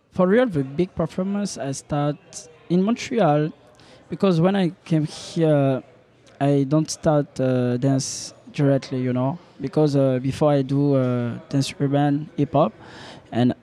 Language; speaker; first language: English; non-native, learner; French